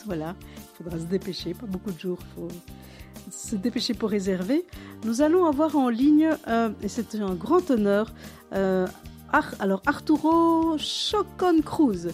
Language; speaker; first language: French; native; French